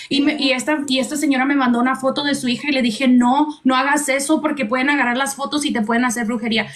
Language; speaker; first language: Spanish; early bilingual, heritage; Spanish